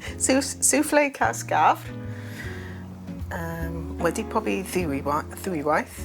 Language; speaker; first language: Welsh; non-native, learner; English